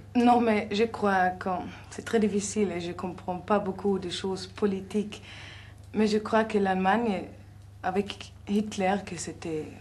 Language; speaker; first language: French; non-native, fluent; German